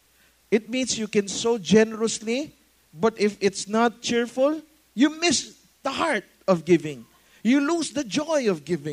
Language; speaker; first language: English; non-native, local second language; Filipino